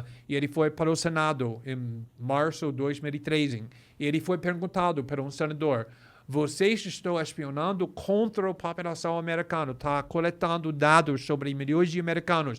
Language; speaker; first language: Portuguese; non-native, fluent; English